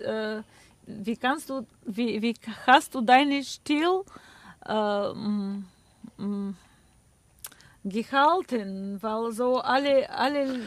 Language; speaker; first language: German; non-native, fluent; Bulgarian